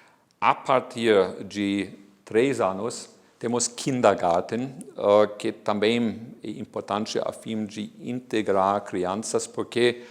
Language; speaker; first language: Portuguese; non-native, fluent; German